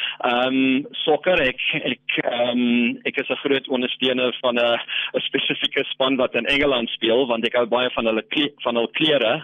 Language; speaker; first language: Afrikaans; non-native, local second language; English